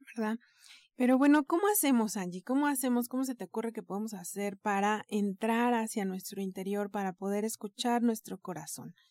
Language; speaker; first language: Spanish; native; Spanish